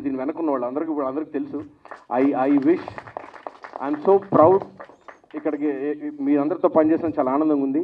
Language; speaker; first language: Telugu; native; Telugu